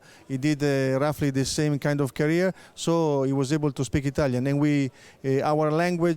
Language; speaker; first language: English; non-native, fluent; Italian